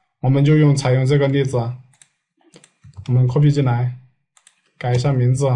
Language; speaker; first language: Chinese; native; Chinese